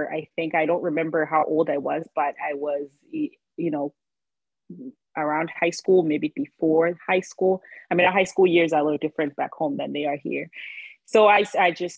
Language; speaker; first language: English; non-native, local second language; Swati